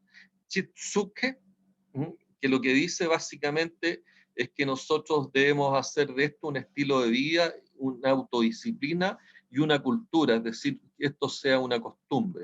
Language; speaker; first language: Spanish; native; Spanish